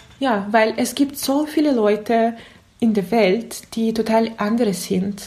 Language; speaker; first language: German; non-native, learner; Russian